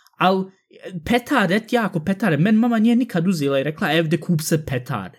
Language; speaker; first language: Bosnian; early bilingual, heritage; Bosnian